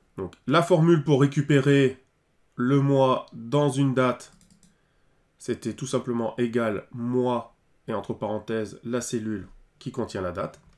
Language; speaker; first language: French; native; French